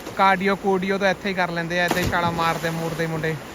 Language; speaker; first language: Punjabi; native; Punjabi